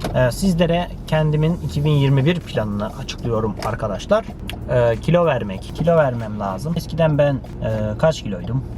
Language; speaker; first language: Turkish; early bilingual, heritage; Turkish